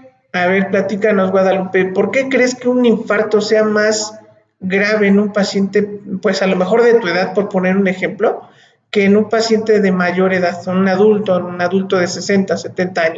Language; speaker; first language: Spanish; native; Spanish